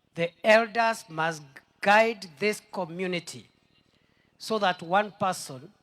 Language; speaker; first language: English; non-native, local second language; Swahili